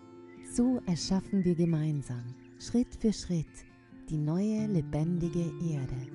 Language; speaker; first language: German; native; German